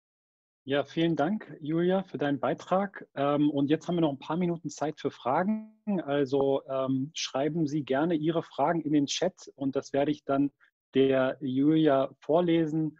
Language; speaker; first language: German; native; German